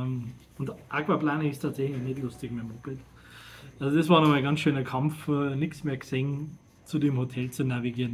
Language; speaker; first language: German; native; German